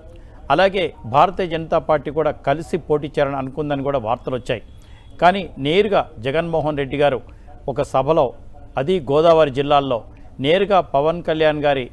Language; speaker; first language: Telugu; native; Telugu